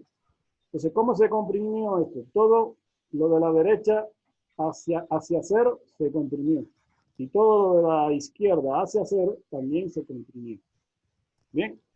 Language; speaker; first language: Spanish; native; Spanish